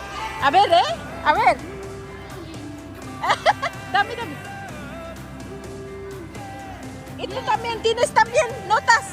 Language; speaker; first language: Spanish; non-native, fluent; Filipino